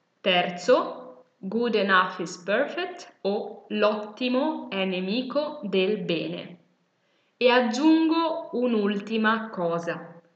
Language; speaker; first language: Italian; native; Italian